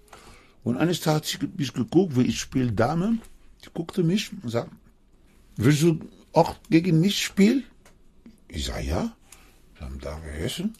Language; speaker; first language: German; non-native, fluent; Spanish